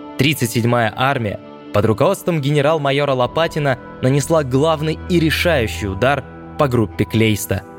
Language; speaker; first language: Russian; native; Russian